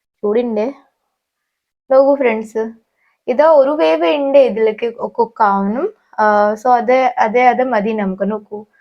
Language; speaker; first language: Malayalam; non-native, fluent; Hindi